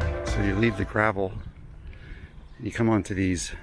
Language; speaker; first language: English; native; English